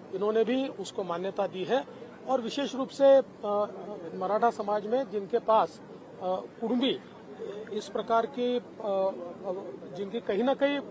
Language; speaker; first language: Hindi; non-native, local second language; Marathi